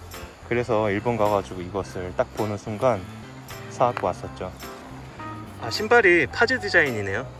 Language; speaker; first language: Korean; native; Korean